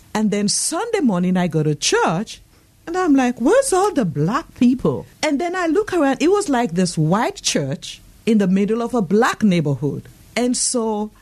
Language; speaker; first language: English; non-native, local second language; Krio